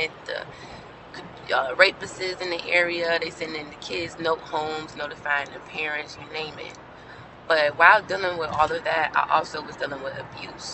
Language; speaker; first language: English; native; English